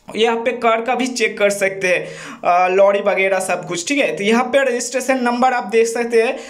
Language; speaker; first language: Hindi; non-native, local second language; Bangla